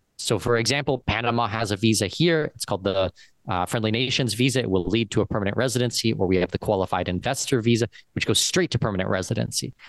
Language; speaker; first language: English; native; English